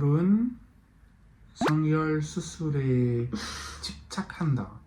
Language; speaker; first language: Korean; non-native, learner; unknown